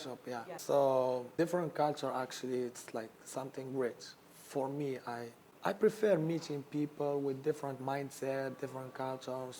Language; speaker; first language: English; non-native, learner; Arabic